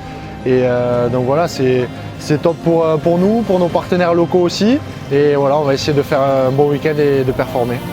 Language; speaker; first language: French; native; French